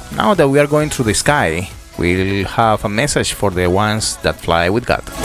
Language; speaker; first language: English; non-native, learner; Spanish